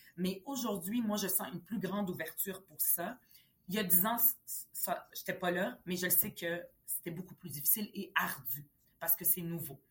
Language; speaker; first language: French; early bilingual, other home language; Arabic